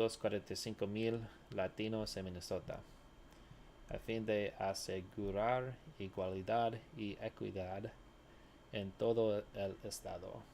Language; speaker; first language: Spanish; non-native, learner; English